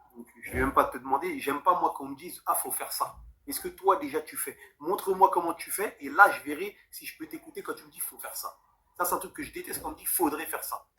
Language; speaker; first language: French; native; French